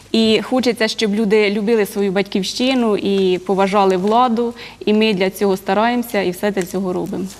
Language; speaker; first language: Ukrainian; native; Ukrainian